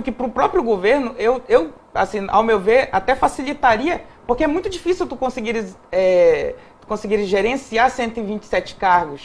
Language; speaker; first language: Portuguese; native; Portuguese